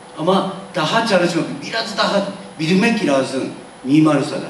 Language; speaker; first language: Turkish; non-native, learner; Japanese